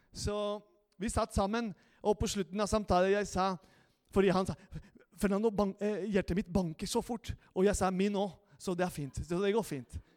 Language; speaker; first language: Norwegian; non-native, fluent; Spanish